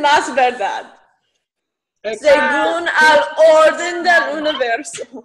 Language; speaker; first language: Spanish; non-native, learner; English